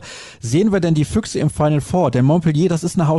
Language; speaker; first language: German; native; German